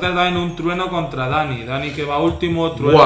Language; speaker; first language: Spanish; native; Spanish